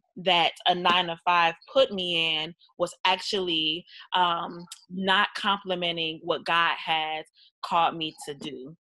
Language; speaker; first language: English; native; English